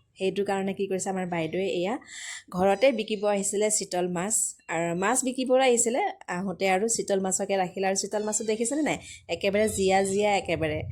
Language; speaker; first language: Assamese; non-native, local second language; Manipuri